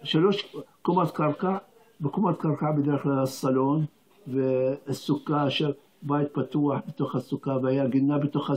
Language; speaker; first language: Hebrew; non-native, fluent; Arabic